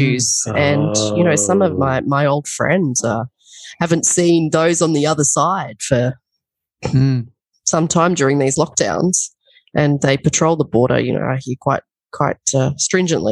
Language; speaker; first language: English; native; English